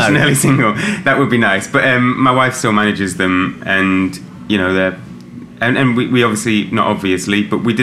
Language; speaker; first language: English; native; English